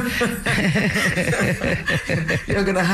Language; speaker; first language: English; native; English